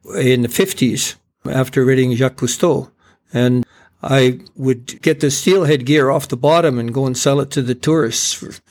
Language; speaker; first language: English; native; English